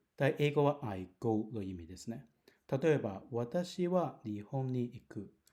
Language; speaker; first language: Japanese; non-native, fluent; Cantonese